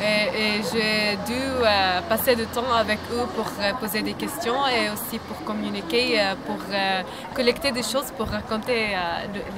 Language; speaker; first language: French; non-native, learner; Arabic